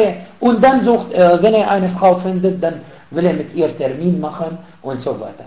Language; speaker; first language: German; non-native, fluent; Arabic